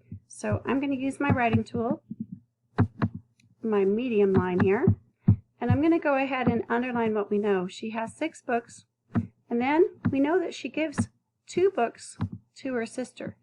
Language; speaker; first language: English; native; English